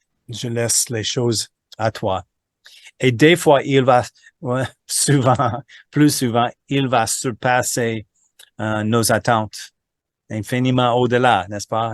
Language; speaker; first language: French; non-native, fluent; English